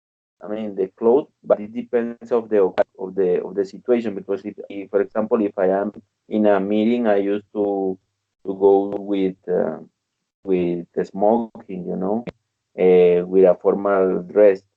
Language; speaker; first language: English; non-native, learner; Spanish